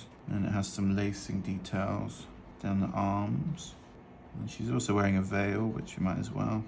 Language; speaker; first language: English; native; English